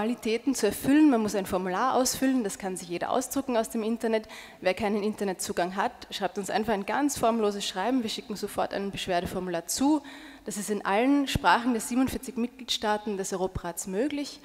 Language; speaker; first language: German; native; German